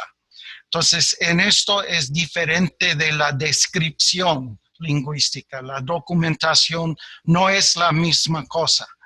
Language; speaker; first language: Spanish; non-native, fluent; English